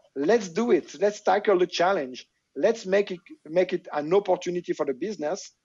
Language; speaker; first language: English; non-native, fluent; French